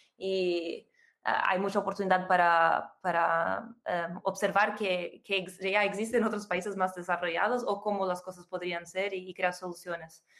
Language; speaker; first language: Spanish; non-native, fluent; Portuguese